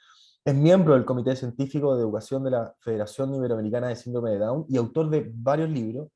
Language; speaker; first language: Spanish; native; Spanish